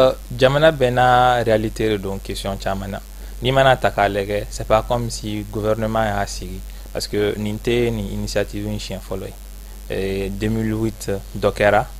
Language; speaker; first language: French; non-native, local second language; Bambara